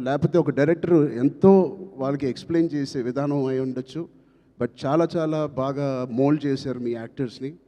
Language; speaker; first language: Telugu; native; Telugu